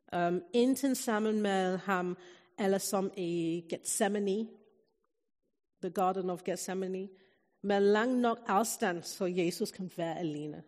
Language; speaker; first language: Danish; non-native, fluent; English